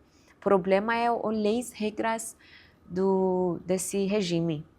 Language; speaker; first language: Portuguese; non-native, fluent; Persian